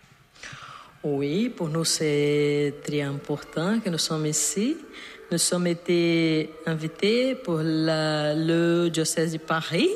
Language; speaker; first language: French; non-native, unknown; Portuguese